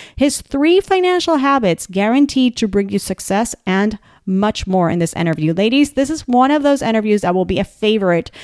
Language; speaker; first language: English; non-native, fluent; Spanish